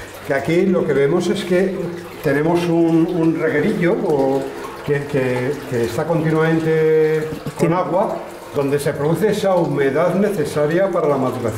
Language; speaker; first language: Spanish; native; Spanish